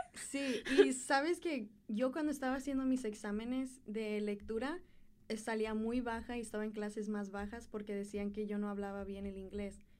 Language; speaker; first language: Spanish; early bilingual, heritage; Spanish